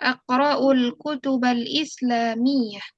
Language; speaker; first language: Arabic; non-native, fluent; Indonesian